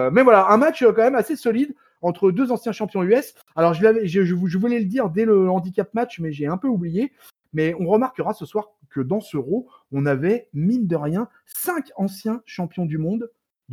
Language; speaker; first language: French; native; French